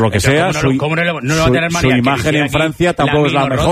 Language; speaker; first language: Spanish; native; Spanish